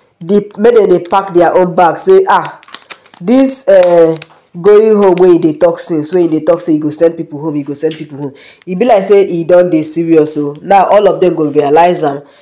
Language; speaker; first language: Nigerian Pidgin; non-native, local second language; Yoruba